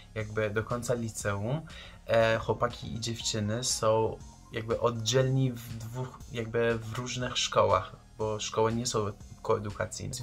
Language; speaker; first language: Polish; non-native, fluent; Persian